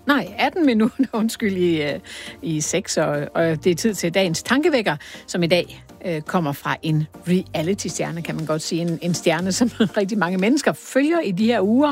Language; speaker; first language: Danish; native; Danish